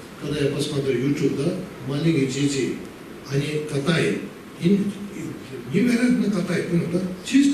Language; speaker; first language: Russian; non-native, learner; Tibetan